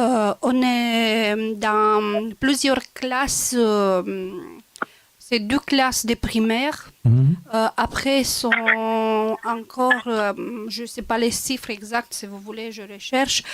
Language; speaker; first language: French; non-native, local second language; Romanian